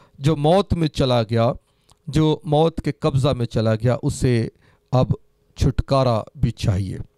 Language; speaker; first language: Urdu; non-native, local second language; Punjabi